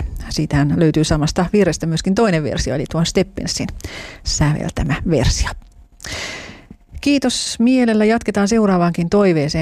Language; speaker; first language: Finnish; native; Finnish